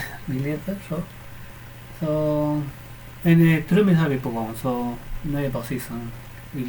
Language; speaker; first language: Swedish; non-native, fluent; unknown